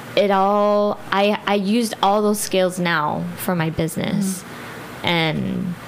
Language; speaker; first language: English; early bilingual, other home language; Filipino